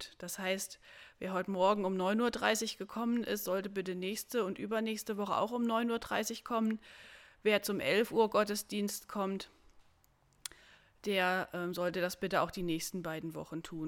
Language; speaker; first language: German; native; German